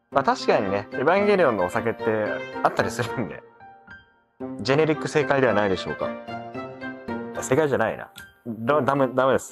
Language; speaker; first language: Japanese; native; Japanese